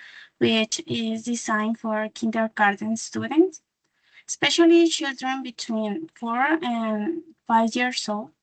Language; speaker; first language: English; non-native, learner; Spanish